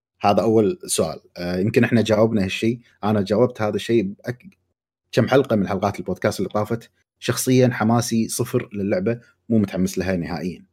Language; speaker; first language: Arabic; native; Arabic